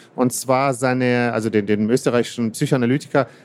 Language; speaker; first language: German; early bilingual, other home language; Russian